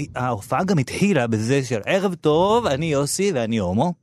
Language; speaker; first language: Hebrew; native; Hebrew